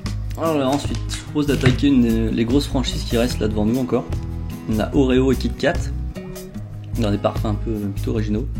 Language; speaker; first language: French; native; French